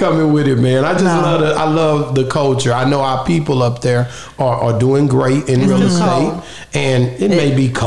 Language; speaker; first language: English; native; English